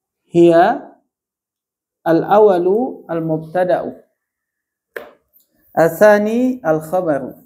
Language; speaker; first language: Arabic; non-native, learner; Indonesian